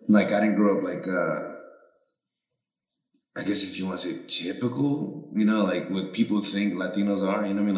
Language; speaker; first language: English; early bilingual, other home language; Spanish